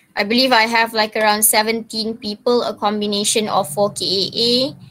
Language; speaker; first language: English; non-native, local second language; Malay